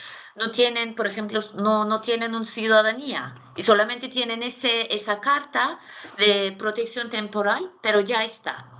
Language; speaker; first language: Spanish; non-native, fluent; Turkish